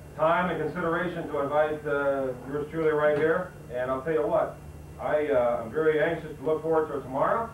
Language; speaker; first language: English; native; English